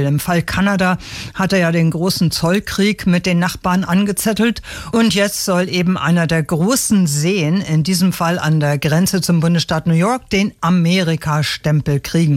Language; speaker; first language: German; native; German